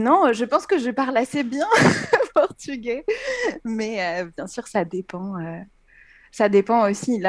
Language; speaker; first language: French; native; French